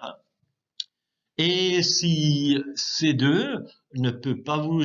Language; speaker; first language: French; non-native, local second language; German